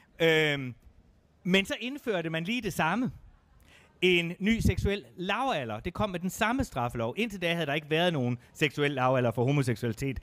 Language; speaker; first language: Danish; native; Danish